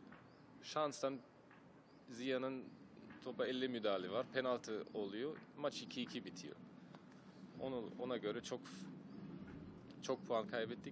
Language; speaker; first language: Turkish; early bilingual, heritage; German